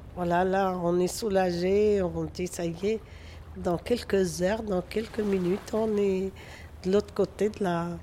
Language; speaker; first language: French; non-native, local second language; Arabic